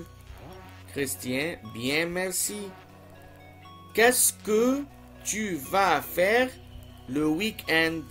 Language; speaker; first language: French; non-native, fluent; Arabic